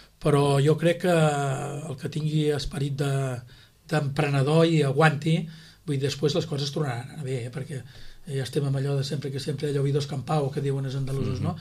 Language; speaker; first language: Catalan; native; Catalan